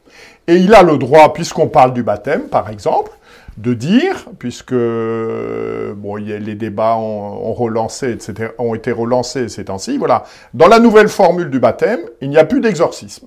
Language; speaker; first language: French; native; French